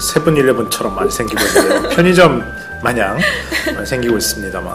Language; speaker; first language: Korean; non-native, fluent; Japanese